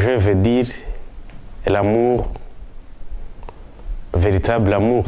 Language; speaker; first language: French; non-native, local second language; Kinyarwanda